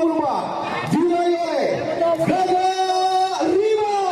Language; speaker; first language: Indonesian; native; Indonesian